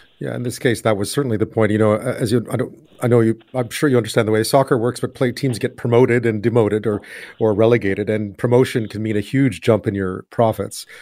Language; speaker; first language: English; native; English